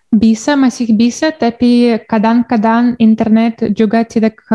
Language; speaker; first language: Indonesian; non-native, learner; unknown